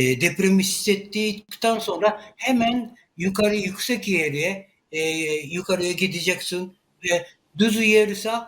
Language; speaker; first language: Turkish; non-native, learner; Japanese